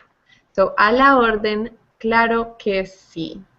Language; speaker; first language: Spanish; non-native, fluent; English